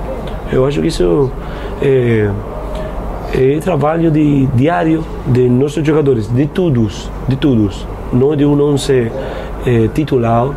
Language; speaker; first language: Portuguese; non-native, fluent; Spanish